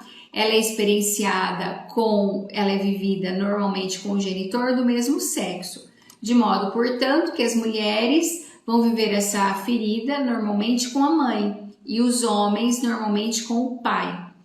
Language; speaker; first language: Portuguese; native; Portuguese